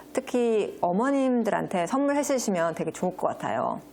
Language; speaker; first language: Korean; native; Korean